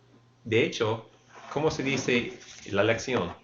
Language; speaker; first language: Spanish; non-native, fluent; English